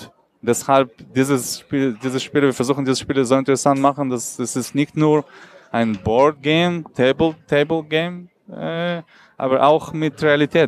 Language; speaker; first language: German; non-native, learner; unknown